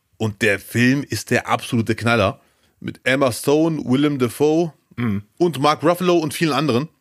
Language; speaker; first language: German; early bilingual, other home language; Arabic